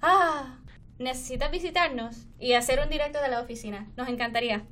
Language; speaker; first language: Spanish; non-native, fluent; English